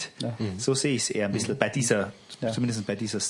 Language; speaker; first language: German; native; German